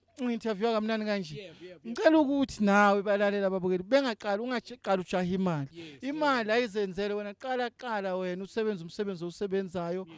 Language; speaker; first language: Zulu; native; Zulu